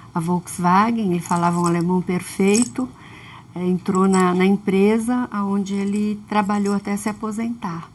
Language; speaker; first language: Portuguese; early bilingual, other home language; Russian